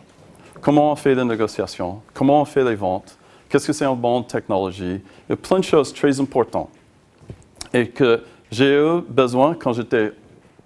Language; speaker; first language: French; non-native, learner; English